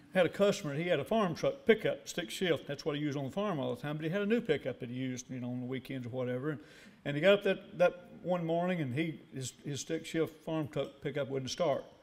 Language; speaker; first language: English; native; English